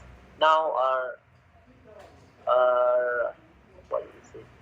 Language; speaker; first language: English; non-native, learner; Indonesian